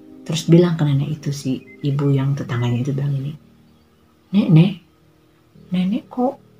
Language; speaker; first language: Indonesian; native; Indonesian